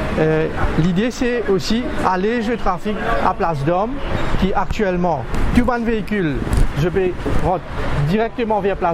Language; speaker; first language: French; non-native, local second language; Morisyen